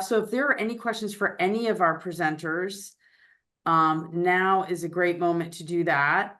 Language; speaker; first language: English; native; English